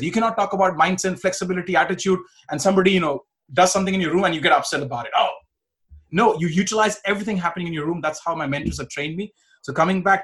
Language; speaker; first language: English; non-native, local second language; Punjabi